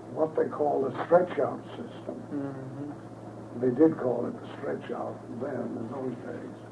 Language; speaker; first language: English; native; English